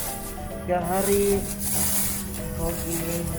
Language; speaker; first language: Indonesian; native; Indonesian